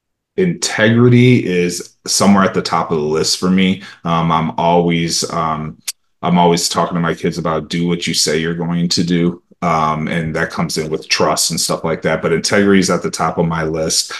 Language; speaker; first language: English; early bilingual, other home language; Romanian